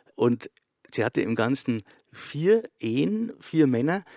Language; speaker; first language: German; native; German